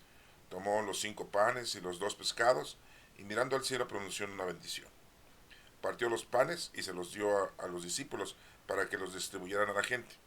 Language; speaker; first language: Spanish; native; Spanish